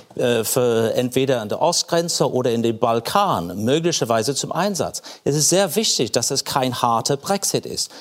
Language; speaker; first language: German; non-native, fluent; English